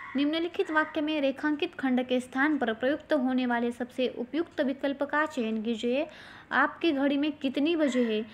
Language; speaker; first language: Hindi; non-native, local second language; Marathi